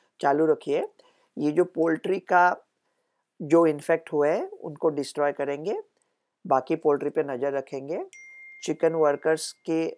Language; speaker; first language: Hindi; non-native, local second language; Marathi